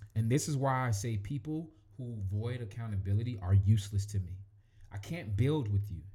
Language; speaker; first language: English; native; English